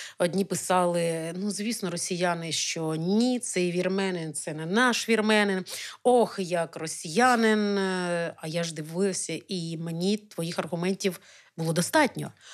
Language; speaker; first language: Ukrainian; native; Ukrainian